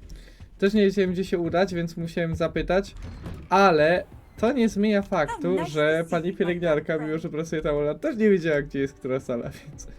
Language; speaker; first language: Polish; native; Polish